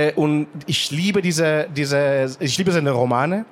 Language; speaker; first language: German; non-native, fluent; Hebrew